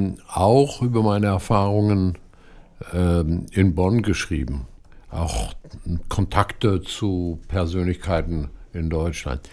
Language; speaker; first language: German; non-native, fluent; Hebrew